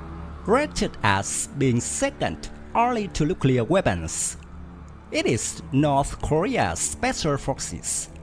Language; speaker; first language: English; non-native, fluent; Vietnamese